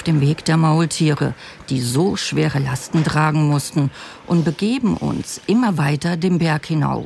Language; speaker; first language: German; native; German